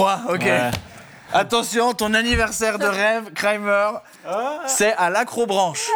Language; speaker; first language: French; native; French